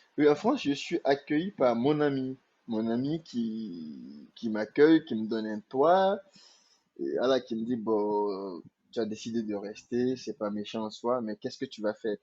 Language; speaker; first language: French; non-native, local second language; Mandingo